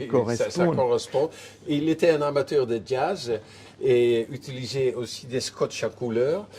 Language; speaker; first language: French; non-native, fluent; Dutch